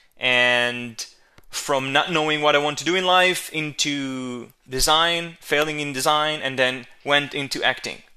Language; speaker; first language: English; non-native, fluent; Hebrew